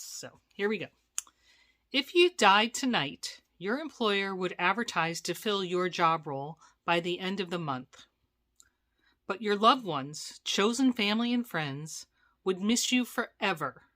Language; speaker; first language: English; native; English